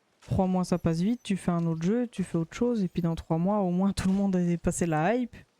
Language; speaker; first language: French; native; French